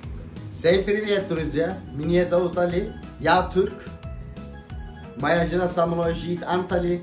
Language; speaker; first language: Russian; non-native, learner; Turkish